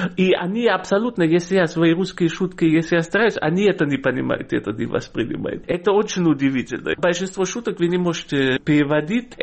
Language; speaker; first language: Russian; non-native, fluent; German